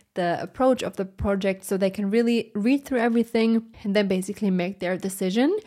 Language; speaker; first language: English; non-native, fluent; German